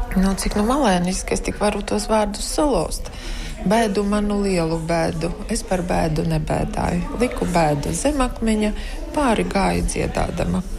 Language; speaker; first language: Latvian; native; Latvian